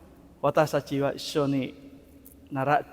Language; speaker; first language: Japanese; non-native, fluent; Vietnamese